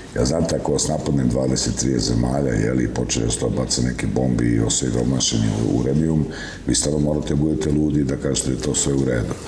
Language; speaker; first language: Serbian; native; Serbian